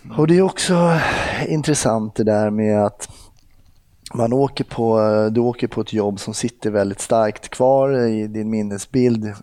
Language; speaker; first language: Swedish; native; Swedish